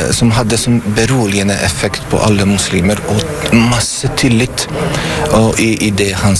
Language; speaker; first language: Norwegian; non-native, fluent; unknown